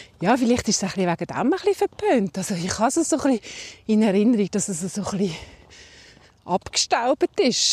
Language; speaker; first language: German; native; German